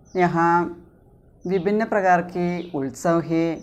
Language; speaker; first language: Hindi; non-native, local second language; Malayalam